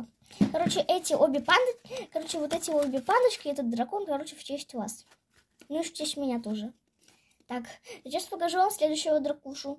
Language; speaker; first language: Russian; native; Russian